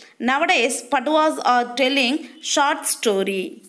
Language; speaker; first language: English; non-native, local second language; Tamil